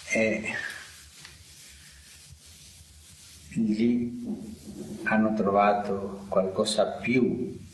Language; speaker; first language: Italian; non-native, fluent; Spanish